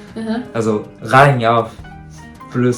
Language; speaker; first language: German; non-native, learner; Japanese